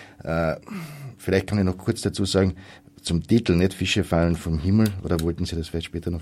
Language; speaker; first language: German; native; German